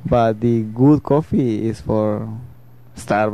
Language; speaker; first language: English; non-native, learner; Spanish